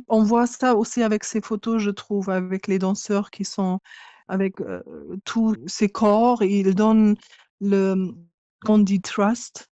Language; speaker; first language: French; non-native, fluent; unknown